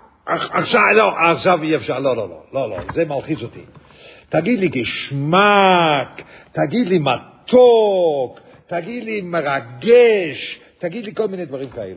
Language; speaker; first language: Hebrew; non-native, fluent; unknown